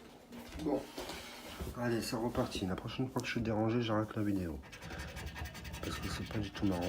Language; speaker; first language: French; native; French